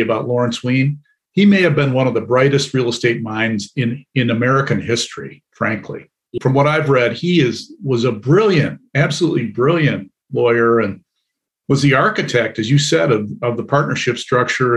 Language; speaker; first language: English; native; English